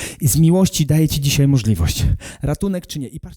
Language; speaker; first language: Polish; native; Polish